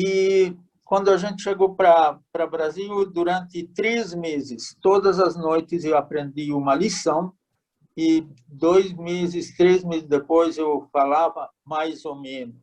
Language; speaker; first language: Portuguese; non-native, fluent; Hungarian